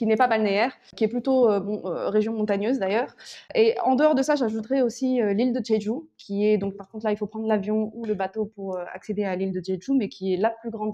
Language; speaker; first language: French; early bilingual, other home language; Korean